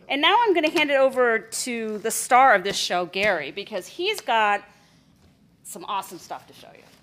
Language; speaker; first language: English; native; English